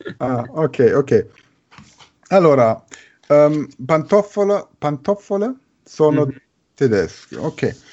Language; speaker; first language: Italian; non-native, learner; German